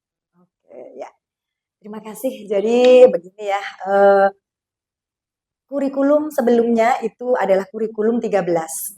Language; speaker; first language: Indonesian; non-native, local second language; Javanese